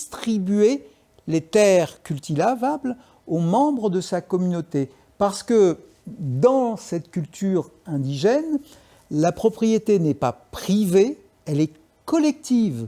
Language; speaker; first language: French; native; French